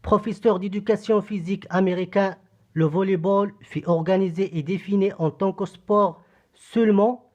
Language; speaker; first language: French; non-native, local second language; Arabic